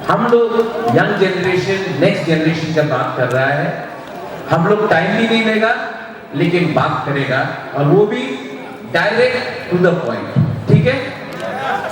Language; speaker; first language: Hindi; non-native, local second language; Bangla